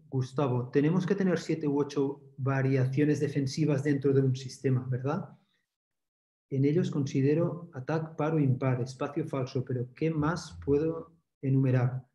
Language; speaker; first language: Spanish; native; Spanish